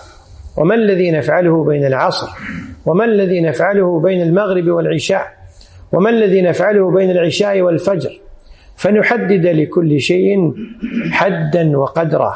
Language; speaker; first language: Arabic; native; Arabic